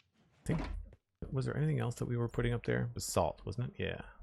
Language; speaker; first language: English; native; English